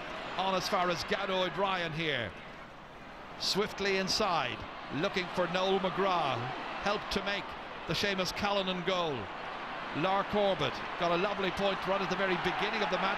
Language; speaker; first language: English; native; English